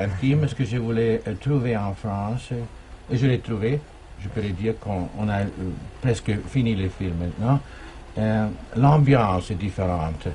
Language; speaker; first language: French; non-native, fluent; German